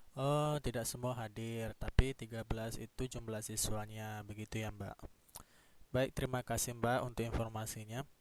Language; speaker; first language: Indonesian; native; Indonesian